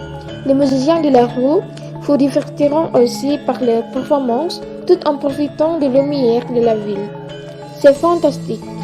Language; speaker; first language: French; non-native, learner; Indonesian